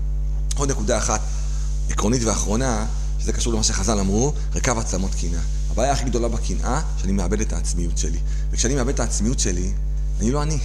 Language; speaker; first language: Hebrew; native; Hebrew